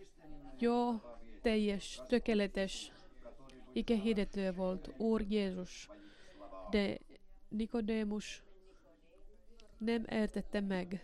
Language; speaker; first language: Hungarian; non-native, learner; Finnish